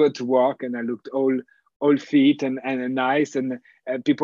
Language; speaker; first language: English; non-native, fluent; French